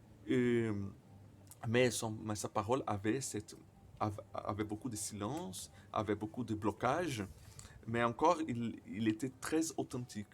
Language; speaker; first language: French; non-native, learner; Portuguese